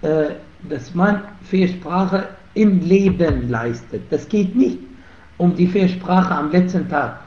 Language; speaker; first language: German; non-native, fluent; Arabic